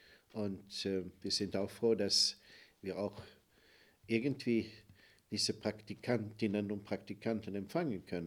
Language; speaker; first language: German; non-native, fluent; Swedish